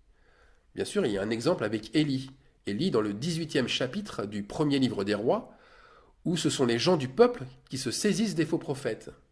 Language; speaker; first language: French; native; French